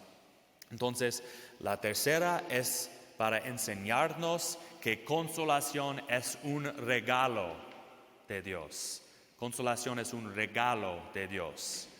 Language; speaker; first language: Spanish; non-native, fluent; English